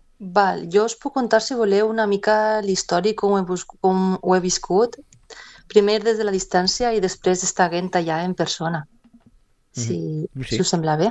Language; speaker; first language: Catalan; non-native, local second language; Spanish